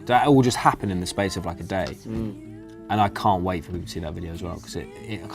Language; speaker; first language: English; native; English